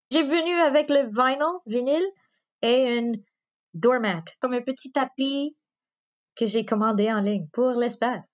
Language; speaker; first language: French; non-native, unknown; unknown